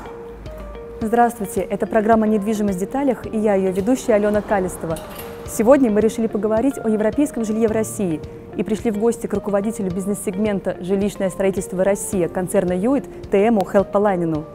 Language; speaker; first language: Russian; native; Russian